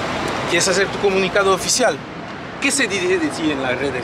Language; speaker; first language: Spanish; non-native, fluent; French